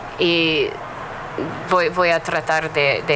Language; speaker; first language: Spanish; non-native, learner; English